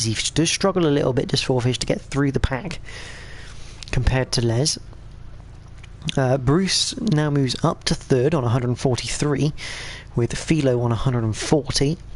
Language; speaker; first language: English; native; English